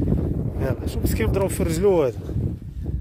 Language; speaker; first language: Arabic; native; Arabic